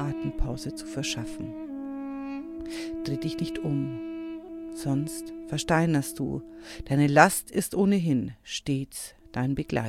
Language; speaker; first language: German; native; German